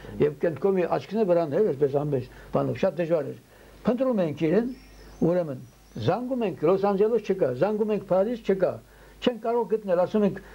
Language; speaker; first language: Armenian; early bilingual, heritage; Armenian